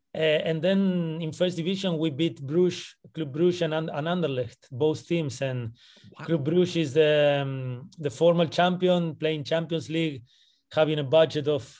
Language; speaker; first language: English; non-native, fluent; Spanish